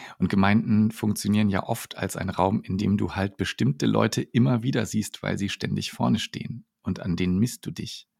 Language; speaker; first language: German; native; German